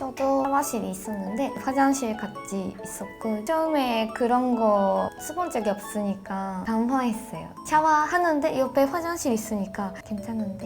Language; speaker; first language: Korean; non-native, learner; Japanese